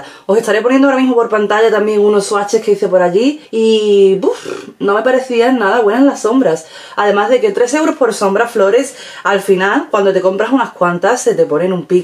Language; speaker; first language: Spanish; native; Spanish